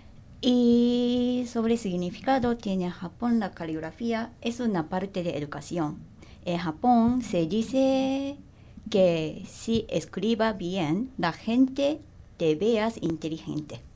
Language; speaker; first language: Spanish; non-native, learner; Japanese